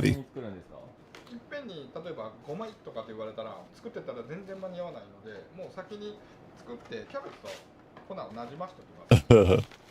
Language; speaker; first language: Japanese; native; Japanese